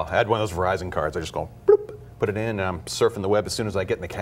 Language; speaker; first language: English; native; English